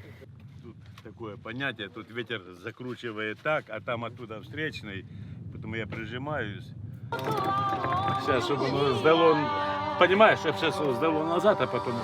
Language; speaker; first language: Russian; native; Russian